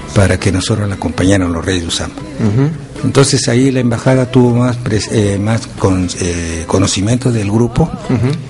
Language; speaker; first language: Spanish; native; Spanish